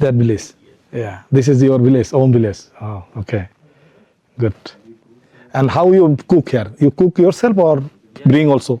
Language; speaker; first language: English; non-native, local second language; Bangla